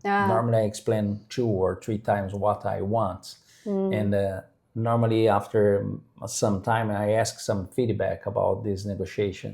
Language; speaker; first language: English; non-native, fluent; Portuguese